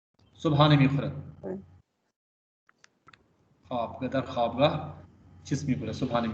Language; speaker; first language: Persian; non-native, fluent; Urdu